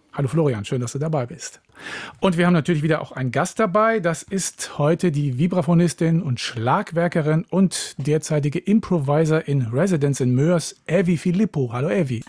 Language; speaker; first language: German; native; German